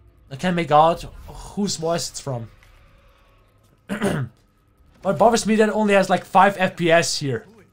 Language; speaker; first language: English; non-native, fluent; German